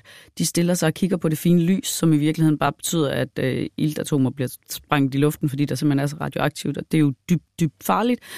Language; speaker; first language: Danish; native; Danish